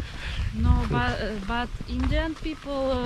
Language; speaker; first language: English; non-native, learner; Russian